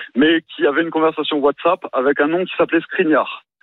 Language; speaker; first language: French; native; French